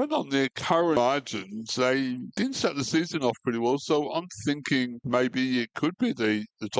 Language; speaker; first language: English; native; English